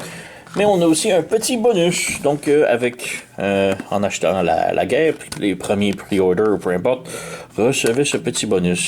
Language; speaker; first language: French; native; French